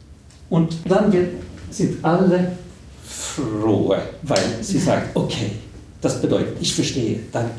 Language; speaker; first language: German; non-native, fluent; Swedish